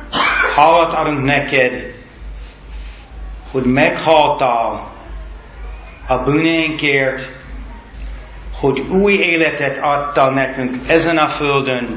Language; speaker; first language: Hungarian; non-native, learner; English